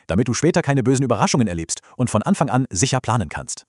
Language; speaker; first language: German; native; German